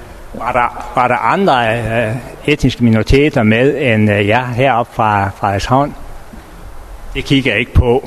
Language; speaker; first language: Danish; native; Danish